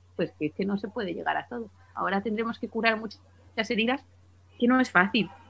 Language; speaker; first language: Spanish; native; Spanish